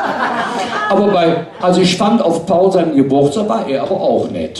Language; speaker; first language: German; native; German